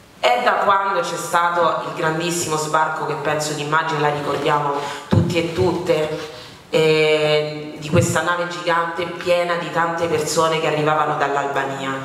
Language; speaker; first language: Italian; early bilingual, other home language; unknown